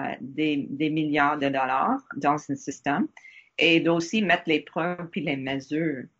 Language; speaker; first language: French; non-native, learner; English